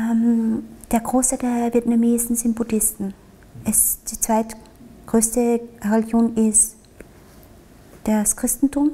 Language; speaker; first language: German; early bilingual, other home language; Vietnamese